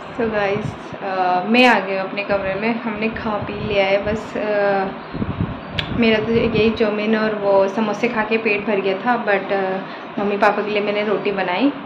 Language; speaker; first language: Hindi; native; Hindi